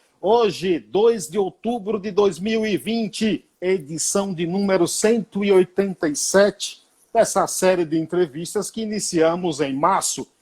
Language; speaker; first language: Portuguese; native; Portuguese